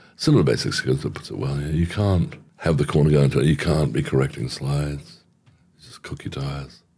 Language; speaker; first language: English; native; English